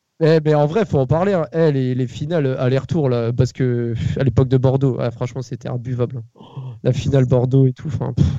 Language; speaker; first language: French; native; French